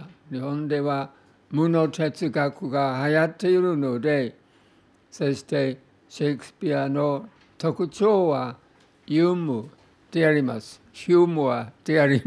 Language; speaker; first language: Japanese; non-native, fluent; English